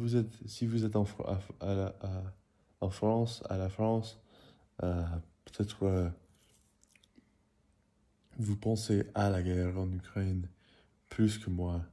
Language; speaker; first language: French; non-native, learner; English